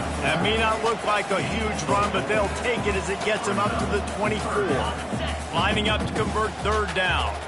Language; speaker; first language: English; native; English